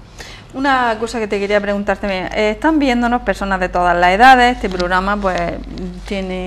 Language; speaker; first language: Spanish; native; Spanish